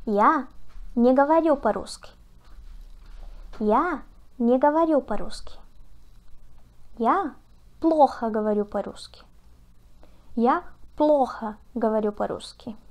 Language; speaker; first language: Russian; non-native, learner; Portuguese